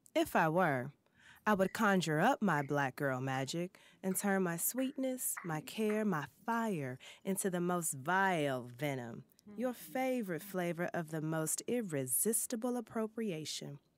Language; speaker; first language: English; native; English